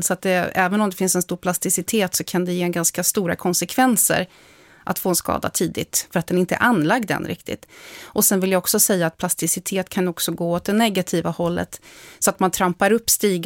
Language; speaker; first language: Swedish; native; Swedish